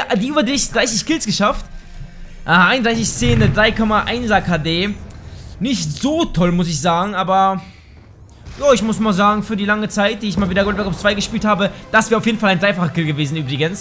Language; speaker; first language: German; native; German